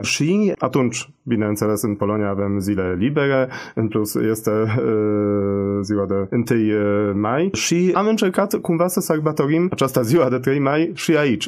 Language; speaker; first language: Romanian; non-native, fluent; Polish